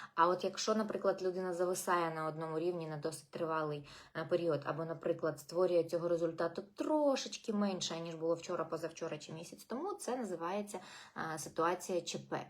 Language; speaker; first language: Ukrainian; non-native, local second language; Russian